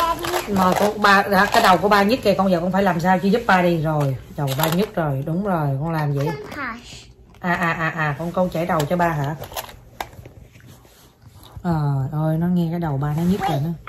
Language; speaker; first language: Vietnamese; native; Vietnamese